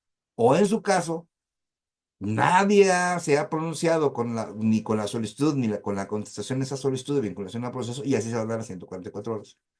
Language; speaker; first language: Spanish; native; Spanish